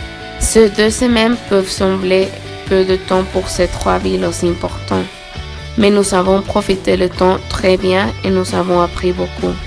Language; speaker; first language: French; non-native, learner; Spanish